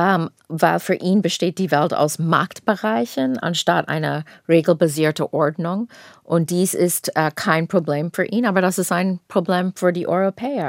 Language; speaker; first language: German; non-native, fluent; English